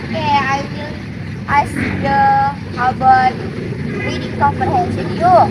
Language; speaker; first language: English; non-native, learner; Indonesian